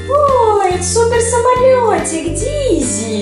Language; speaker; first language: Russian; native; Russian